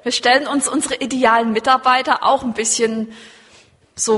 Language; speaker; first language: German; native; German